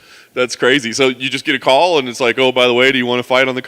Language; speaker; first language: English; native; English